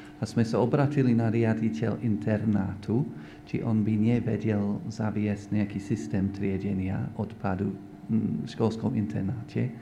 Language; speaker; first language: Slovak; non-native, learner; English